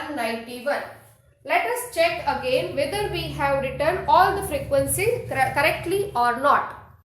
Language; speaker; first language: English; non-native, local second language; Hindi